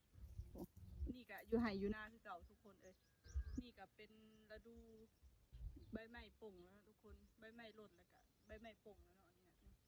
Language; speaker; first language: Thai; non-native, local second language; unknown